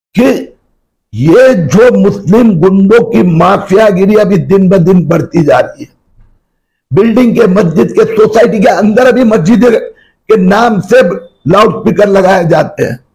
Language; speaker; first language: Hindi; non-native, local second language; Marathi